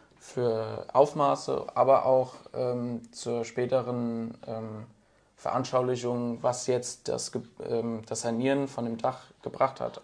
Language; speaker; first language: German; native; German